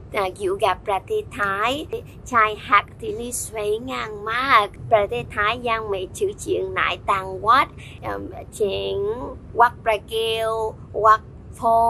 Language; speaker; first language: Thai; non-native, learner; Vietnamese